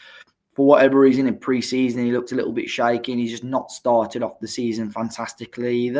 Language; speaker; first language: English; native; English